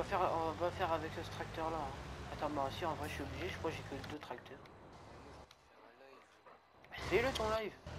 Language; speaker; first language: French; native; French